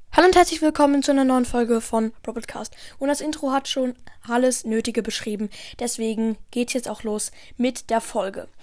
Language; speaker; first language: German; native; German